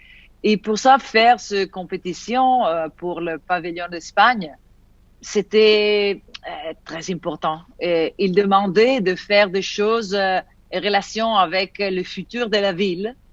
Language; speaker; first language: French; non-native, fluent; Italian